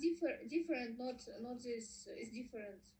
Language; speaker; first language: English; non-native, learner; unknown